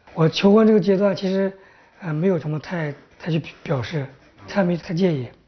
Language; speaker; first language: Chinese; native; Chinese